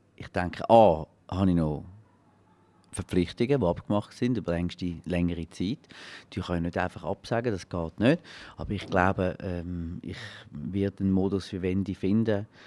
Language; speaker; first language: German; native; German